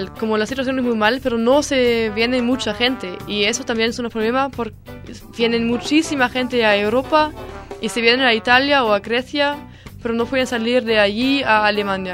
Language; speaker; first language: Spanish; non-native, learner; German